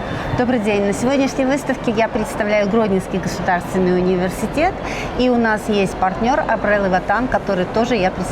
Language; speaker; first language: Russian; native; Russian